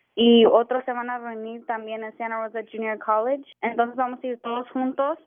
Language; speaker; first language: Spanish; early bilingual, heritage; Spanish